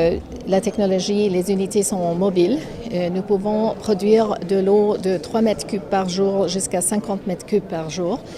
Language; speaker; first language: French; non-native, fluent; English